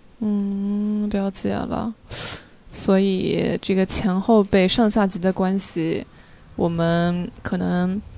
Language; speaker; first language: Chinese; native; Chinese